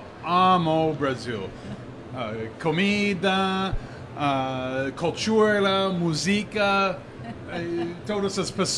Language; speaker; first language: Portuguese; non-native, learner; English